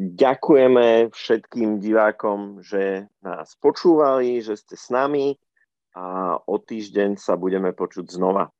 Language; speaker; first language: Slovak; native; Slovak